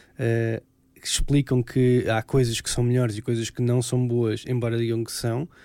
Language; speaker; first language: Portuguese; native; Portuguese